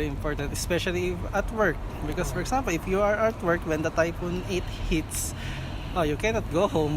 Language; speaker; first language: English; non-native, learner; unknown